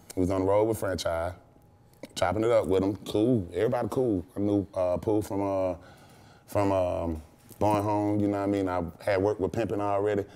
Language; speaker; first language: English; native; English